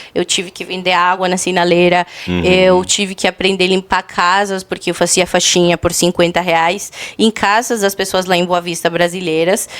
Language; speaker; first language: Portuguese; non-native, fluent; Spanish